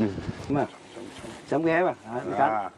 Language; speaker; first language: Vietnamese; native; Vietnamese